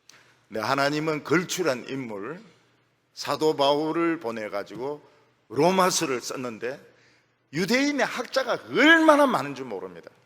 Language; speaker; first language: Korean; native; Korean